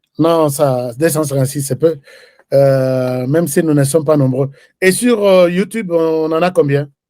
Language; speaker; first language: French; non-native, local second language; Lingala